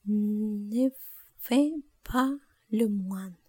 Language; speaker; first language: French; non-native, learner; Spanish